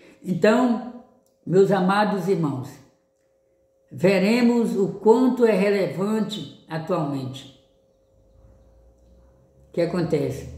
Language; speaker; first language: Portuguese; native; Portuguese